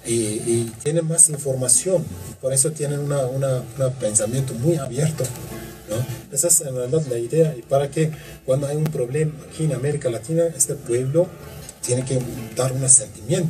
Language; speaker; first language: Spanish; non-native, learner; Kurdish